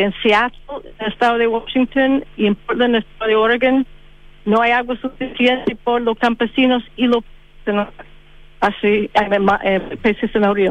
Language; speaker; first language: Spanish; non-native, fluent; English